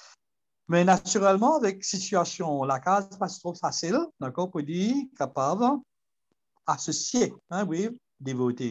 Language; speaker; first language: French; non-native, learner; Morisyen